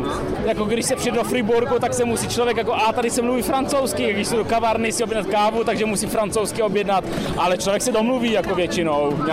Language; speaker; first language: Czech; early bilingual, heritage; Czech